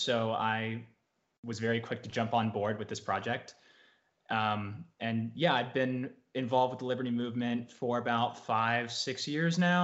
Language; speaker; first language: English; native; English